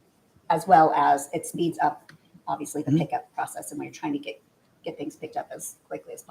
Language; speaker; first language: English; native; English